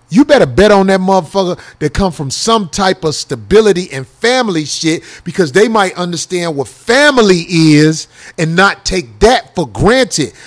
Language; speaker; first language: English; native; English